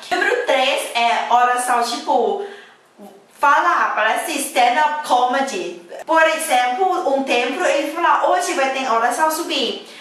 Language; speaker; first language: Portuguese; non-native, fluent; Thai